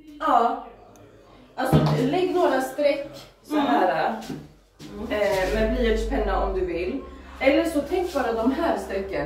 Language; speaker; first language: Swedish; native; Swedish